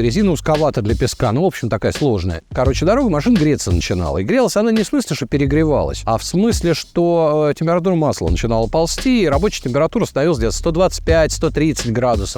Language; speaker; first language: Russian; native; Russian